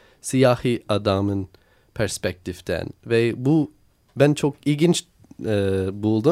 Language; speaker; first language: Turkish; non-native, learner; English